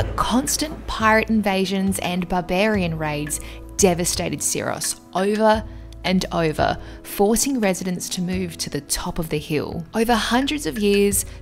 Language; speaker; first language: English; native; English